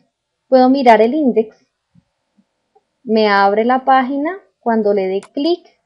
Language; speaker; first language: Spanish; native; Spanish